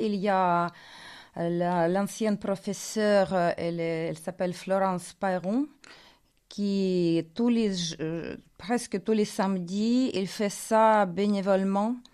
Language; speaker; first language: French; non-native, fluent; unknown